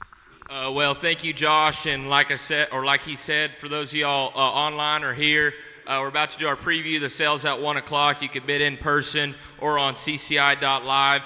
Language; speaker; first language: English; native; English